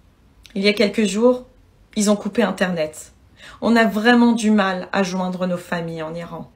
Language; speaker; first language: French; early bilingual, other home language; Persian